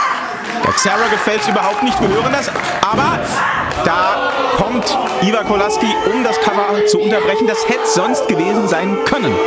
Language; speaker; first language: German; native; German